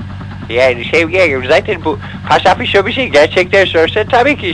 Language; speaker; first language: Turkish; native; Turkish